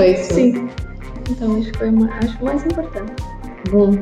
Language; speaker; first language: Portuguese; non-native, learner; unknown